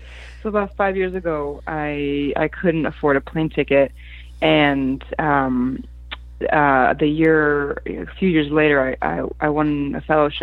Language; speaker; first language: English; early bilingual, other home language; Polish